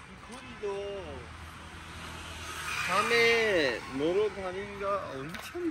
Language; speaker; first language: Korean; non-native, learner; Urdu